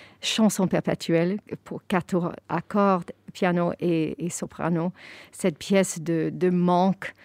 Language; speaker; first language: French; non-native, fluent; English